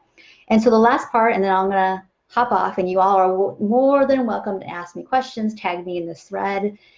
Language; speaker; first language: English; native; English